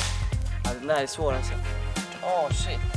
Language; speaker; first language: Swedish; native; Swedish